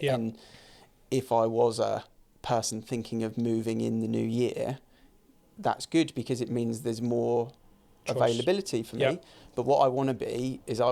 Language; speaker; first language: English; native; English